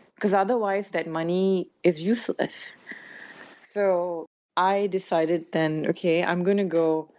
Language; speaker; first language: English; native; English